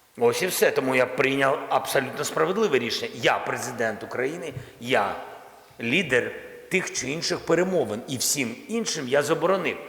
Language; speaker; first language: Ukrainian; non-native, local second language; Russian